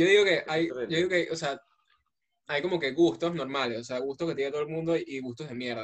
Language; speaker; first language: Spanish; native; Spanish